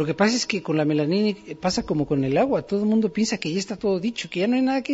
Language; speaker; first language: Spanish; native; Spanish